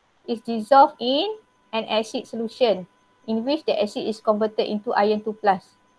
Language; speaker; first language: English; non-native, local second language; Malay